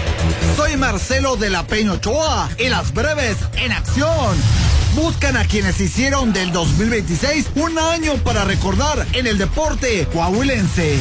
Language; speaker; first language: Spanish; native; Spanish